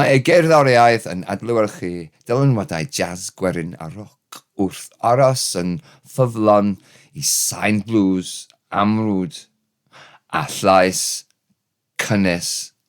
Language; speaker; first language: Welsh; non-native, learner; English